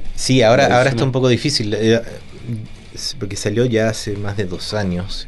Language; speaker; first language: Spanish; native; Spanish